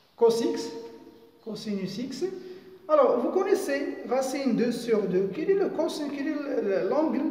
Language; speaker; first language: French; non-native, local second language; Arabic